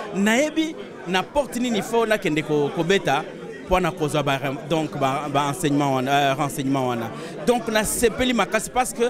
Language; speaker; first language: Lingala; non-native, local second language; Luba-Lulua